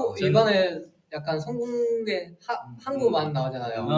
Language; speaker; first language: Korean; non-native, fluent; Chinese